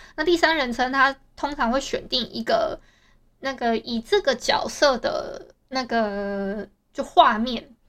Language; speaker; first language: Chinese; native; Chinese